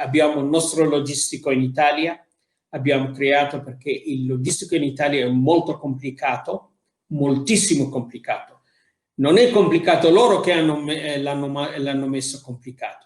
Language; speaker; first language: Italian; non-native, fluent; Arabic